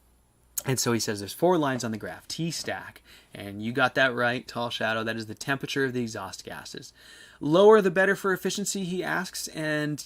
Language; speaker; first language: English; native; English